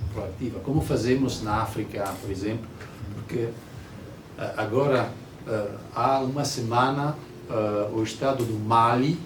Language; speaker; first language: Portuguese; non-native, learner; Italian